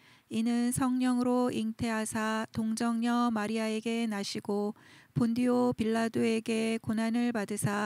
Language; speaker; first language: Korean; native; Korean